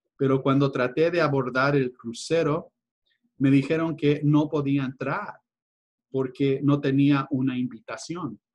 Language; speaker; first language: Spanish; early bilingual, heritage; Spanish